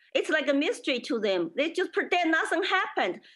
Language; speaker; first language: English; non-native, fluent; Chinese